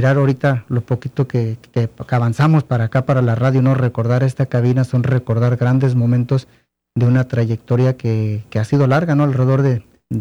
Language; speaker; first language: Spanish; native; Spanish